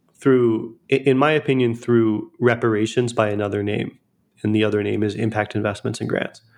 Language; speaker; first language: English; native; English